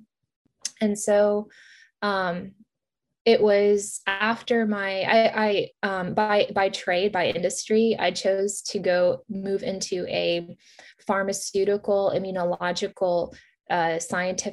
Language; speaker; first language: English; native; English